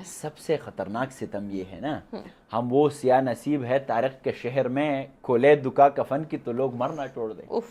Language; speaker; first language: Urdu; non-native, local second language; Pashto